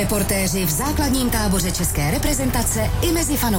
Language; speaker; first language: Czech; native; Czech